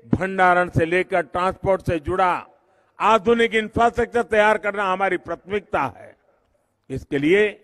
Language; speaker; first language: Hindi; non-native, local second language; Gujarati